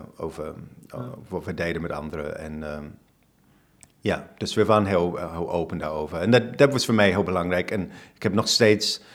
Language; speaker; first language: Dutch; non-native, fluent; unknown